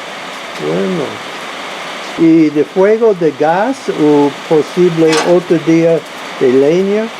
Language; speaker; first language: Spanish; non-native, learner; English